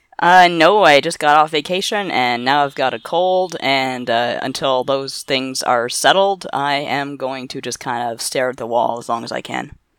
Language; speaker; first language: English; native; English